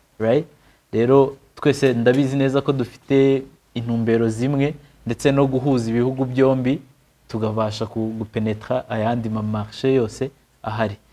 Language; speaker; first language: Kinyarwanda; native; Kinyarwanda